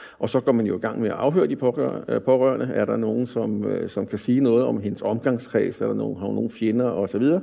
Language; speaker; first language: Danish; native; Danish